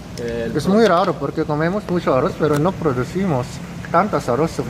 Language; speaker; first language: Spanish; non-native, fluent; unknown